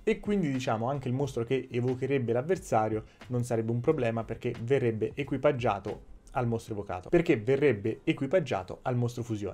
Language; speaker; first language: Italian; native; Italian